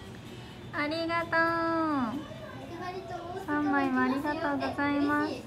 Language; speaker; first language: Japanese; native; Japanese